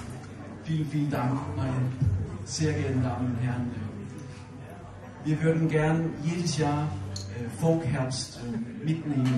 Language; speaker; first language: German; non-native, fluent; Danish